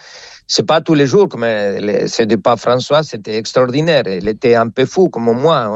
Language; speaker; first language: French; non-native, fluent; Spanish